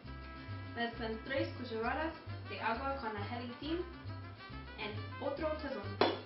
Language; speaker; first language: Spanish; non-native, learner; English